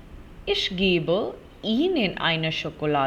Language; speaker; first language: German; non-native, fluent; Hindi